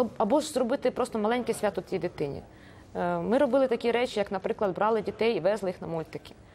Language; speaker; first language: Ukrainian; native; Ukrainian